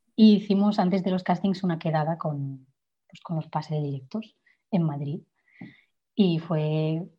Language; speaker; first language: Spanish; native; Spanish